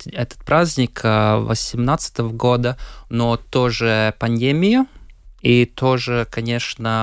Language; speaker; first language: Russian; non-native, local second language; Latvian